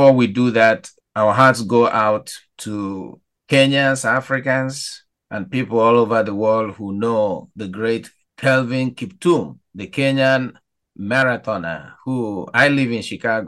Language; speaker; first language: English; non-native, local second language; Igbo